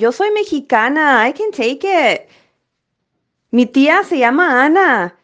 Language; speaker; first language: Spanish; early bilingual, heritage; Spanish